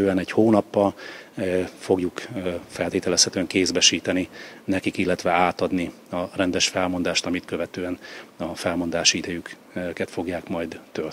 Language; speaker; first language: Hungarian; native; Hungarian